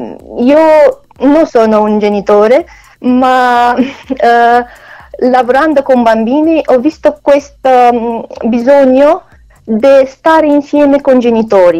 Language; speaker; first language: Italian; non-native, learner; Romanian